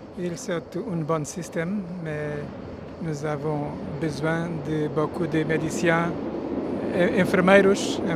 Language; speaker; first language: French; non-native, learner; Portuguese